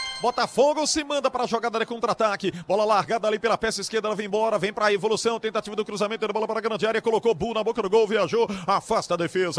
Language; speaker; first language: Portuguese; native; Portuguese